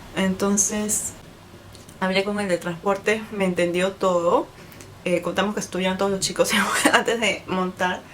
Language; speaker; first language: Spanish; native; Spanish